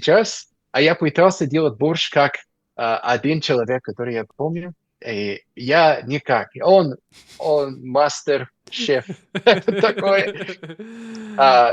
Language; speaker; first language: Russian; non-native, learner; English